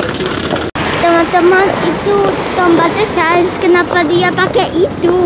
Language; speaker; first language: Indonesian; non-native, learner; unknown